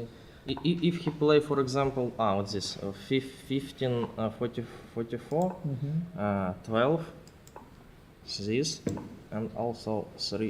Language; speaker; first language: English; non-native, learner; Russian